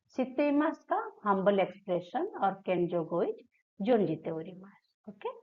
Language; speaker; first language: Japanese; non-native, fluent; Hindi